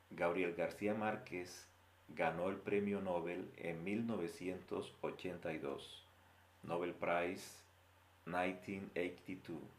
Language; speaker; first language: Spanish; native; Spanish